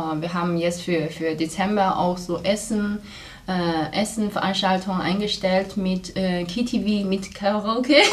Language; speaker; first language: German; non-native, fluent; Chinese